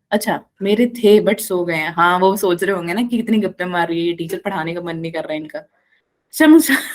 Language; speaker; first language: Hindi; non-native, local second language; Malayalam